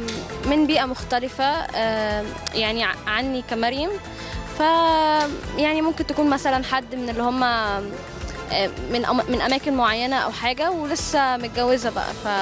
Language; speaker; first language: Arabic; native; Arabic